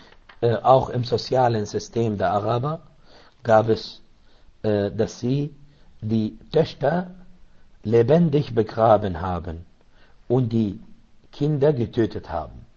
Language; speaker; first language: German; non-native, learner; Arabic